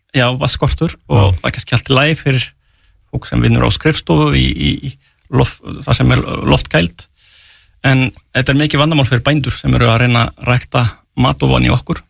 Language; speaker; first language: Icelandic; non-native, fluent; French